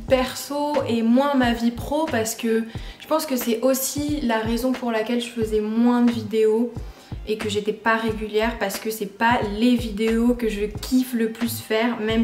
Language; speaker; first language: French; native; French